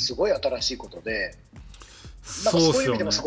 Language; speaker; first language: Japanese; native; Japanese